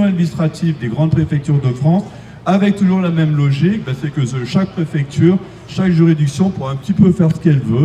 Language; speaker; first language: French; native; French